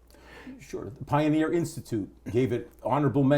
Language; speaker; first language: English; native; English